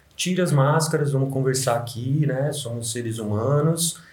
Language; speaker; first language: Portuguese; native; Portuguese